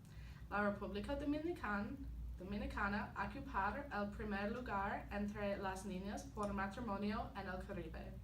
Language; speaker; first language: Spanish; non-native, learner; English